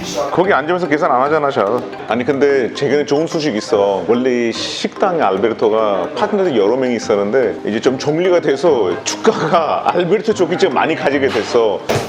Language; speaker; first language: Korean; non-native, fluent; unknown